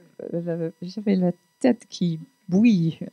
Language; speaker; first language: French; non-native, fluent; English